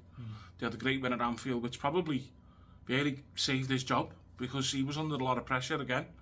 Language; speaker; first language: English; native; English